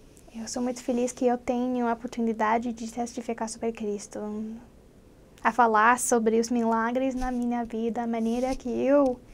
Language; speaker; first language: Portuguese; non-native, fluent; English